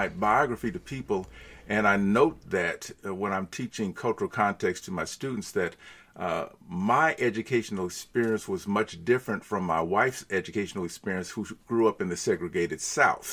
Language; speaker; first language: English; native; English